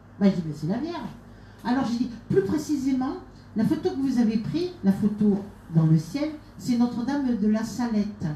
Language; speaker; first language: French; native; French